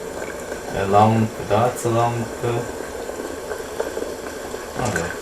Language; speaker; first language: German; native; German